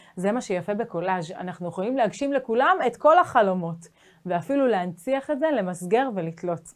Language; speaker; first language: Hebrew; native; Hebrew